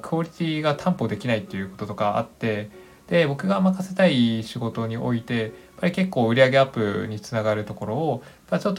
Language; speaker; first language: Japanese; native; Japanese